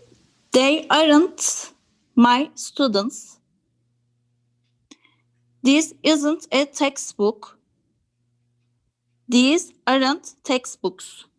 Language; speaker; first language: English; non-native, learner; Turkish